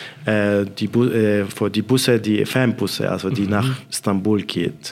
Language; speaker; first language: German; non-native, fluent; Arabic